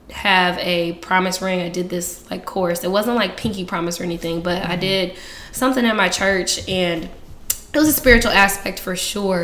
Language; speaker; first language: English; native; English